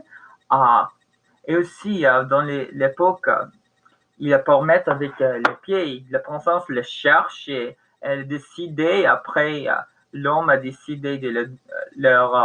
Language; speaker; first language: French; non-native, learner; English